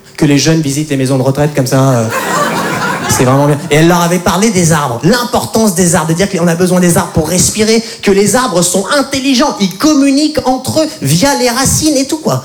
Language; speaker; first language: French; native; French